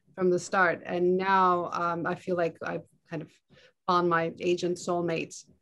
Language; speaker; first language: English; non-native, fluent; Turkish